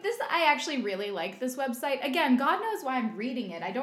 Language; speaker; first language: English; native; English